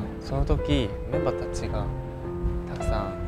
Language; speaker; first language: Japanese; non-native, learner; Korean